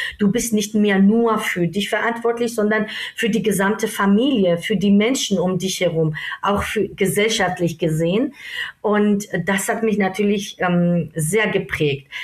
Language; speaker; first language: German; non-native, fluent; Georgian